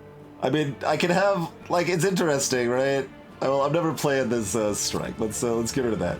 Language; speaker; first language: English; native; English